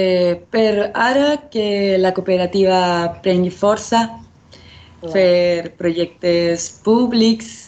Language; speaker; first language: Catalan; non-native, fluent; Spanish